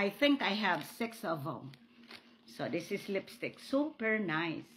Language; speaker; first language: English; non-native, local second language; Filipino